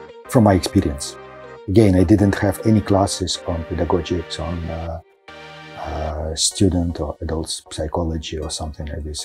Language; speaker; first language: English; non-native, fluent; Russian